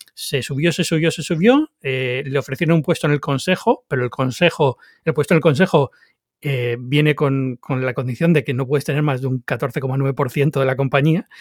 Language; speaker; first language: Spanish; native; Spanish